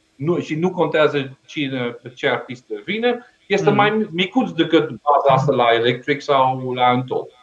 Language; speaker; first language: Romanian; non-native, fluent; Dutch